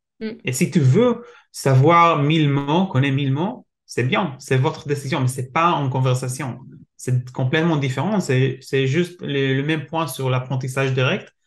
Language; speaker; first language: French; non-native, learner; Hebrew